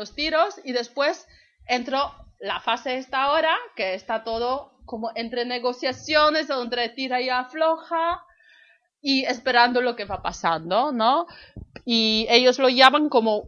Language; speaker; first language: Spanish; non-native, fluent; Polish